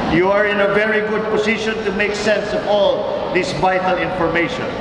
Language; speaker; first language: English; non-native, local second language; Filipino